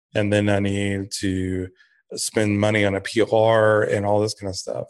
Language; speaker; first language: English; native; English